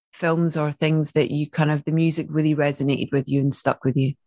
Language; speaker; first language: English; native; English